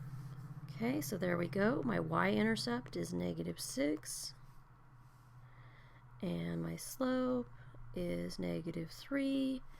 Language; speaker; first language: English; native; English